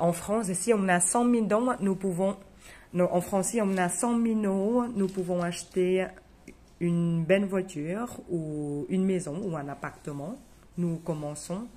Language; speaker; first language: French; non-native, fluent; Vietnamese